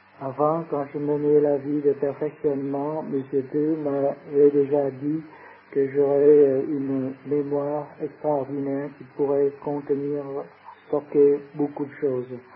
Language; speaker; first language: French; non-native, fluent; Vietnamese